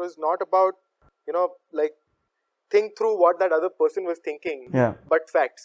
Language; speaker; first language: English; non-native, local second language; Hindi